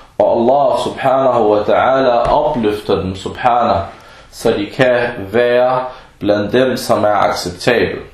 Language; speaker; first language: Danish; early bilingual, other home language; Arabic